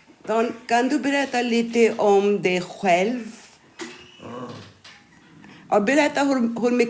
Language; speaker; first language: Swedish; non-native, learner; Urdu